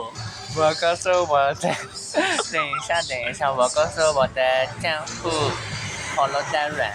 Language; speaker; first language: Chinese; non-native, fluent; Burmese